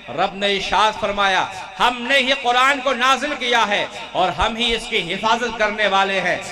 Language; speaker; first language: Urdu; native; Urdu